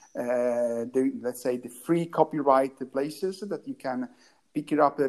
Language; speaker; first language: English; non-native, learner; Italian